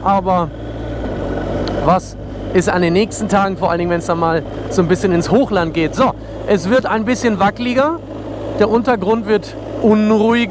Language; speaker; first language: German; native; German